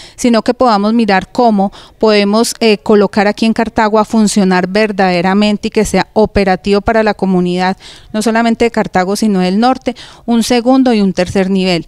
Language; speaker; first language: Spanish; native; Spanish